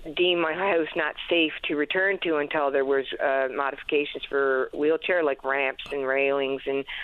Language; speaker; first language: English; native; English